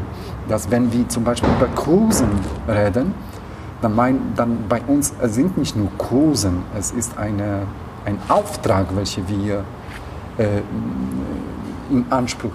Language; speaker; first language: German; non-native, fluent; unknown